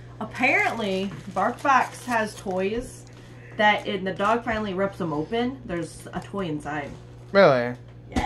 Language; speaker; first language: English; native; English